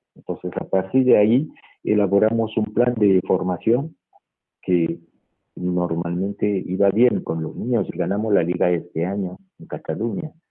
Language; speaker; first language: Spanish; non-native, fluent; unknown